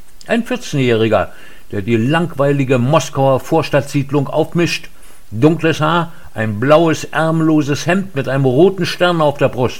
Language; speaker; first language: German; native; German